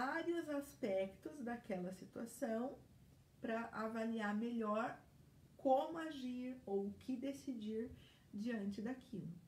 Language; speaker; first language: Portuguese; native; Portuguese